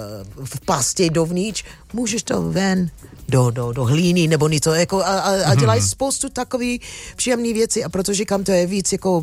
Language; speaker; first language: Czech; non-native, fluent; English